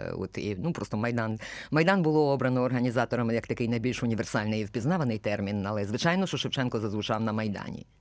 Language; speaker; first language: Ukrainian; native; Ukrainian